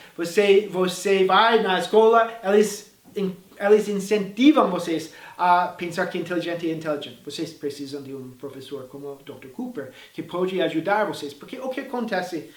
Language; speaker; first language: Portuguese; non-native, fluent; English